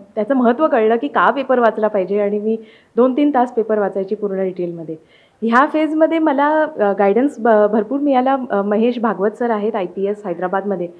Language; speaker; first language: Marathi; native; Marathi